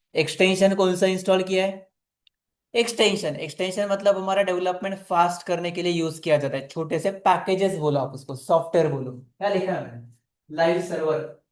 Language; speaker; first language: Hindi; non-native, local second language; Marathi